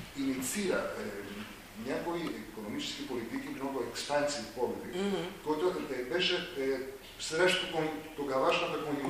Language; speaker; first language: Bulgarian; non-native, fluent; Greek